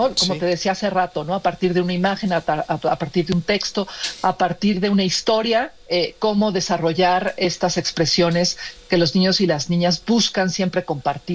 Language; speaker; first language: Spanish; native; Spanish